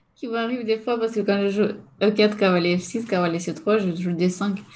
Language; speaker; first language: French; non-native, fluent; Lithuanian